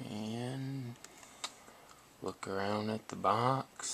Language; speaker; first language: English; native; English